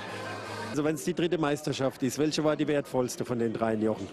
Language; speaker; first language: German; native; German